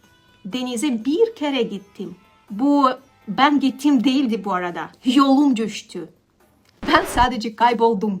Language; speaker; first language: Turkish; non-native, fluent; Russian